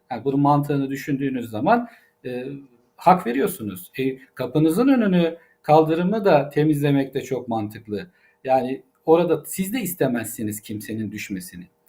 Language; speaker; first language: Turkish; native; Turkish